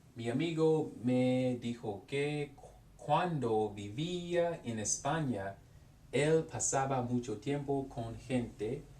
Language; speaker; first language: Spanish; non-native, learner; English